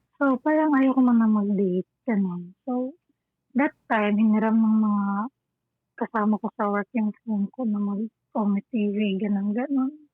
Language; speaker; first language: Filipino; non-native, local second language; Cebuano